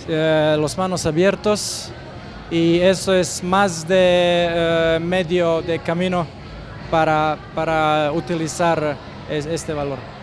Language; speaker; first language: Spanish; non-native, fluent; Croatian